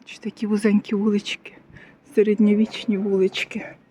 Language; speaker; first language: Ukrainian; native; Ukrainian